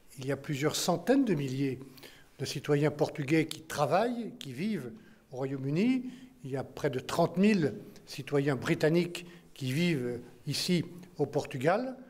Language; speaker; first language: French; native; French